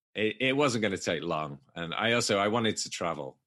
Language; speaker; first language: English; native; English